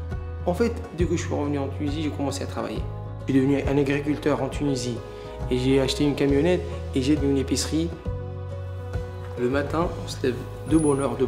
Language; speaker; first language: French; non-native, local second language; Arabic